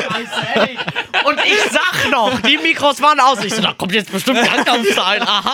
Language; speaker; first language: German; native; German